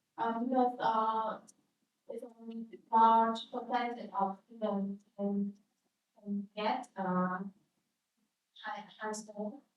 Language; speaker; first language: English; non-native, learner; Vietnamese